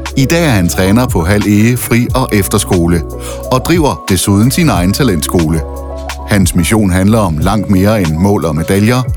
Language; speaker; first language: Danish; native; Danish